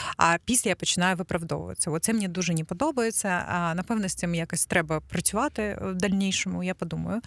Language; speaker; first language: Ukrainian; non-native, local second language; Russian